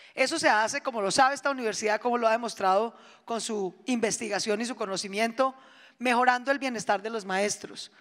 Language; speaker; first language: Spanish; native; Spanish